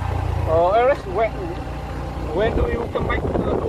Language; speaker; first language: English; non-native, learner; Vietnamese